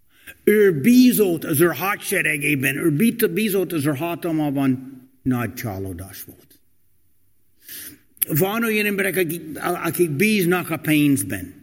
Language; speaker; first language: Hungarian; non-native, fluent; English